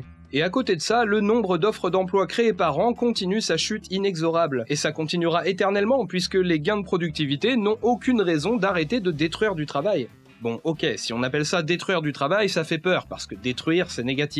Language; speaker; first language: French; native; French